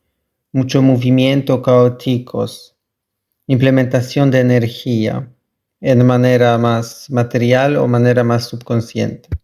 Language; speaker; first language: Spanish; non-native, learner; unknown